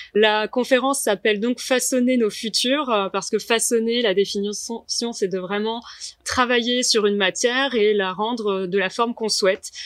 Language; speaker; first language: French; native; French